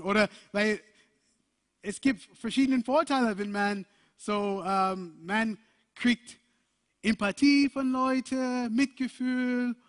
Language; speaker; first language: German; non-native, fluent; English